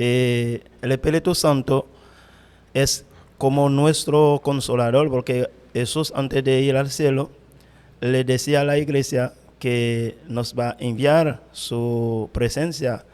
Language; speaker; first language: Spanish; non-native, fluent; Haitian Creole